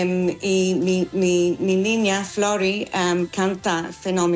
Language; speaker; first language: Spanish; non-native, fluent; English